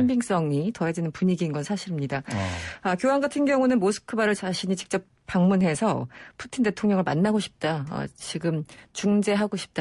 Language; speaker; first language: Korean; native; Korean